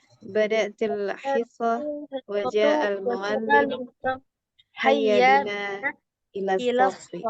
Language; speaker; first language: Arabic; non-native, learner; Indonesian